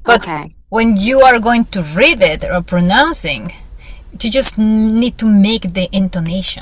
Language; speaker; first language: English; non-native, fluent; Spanish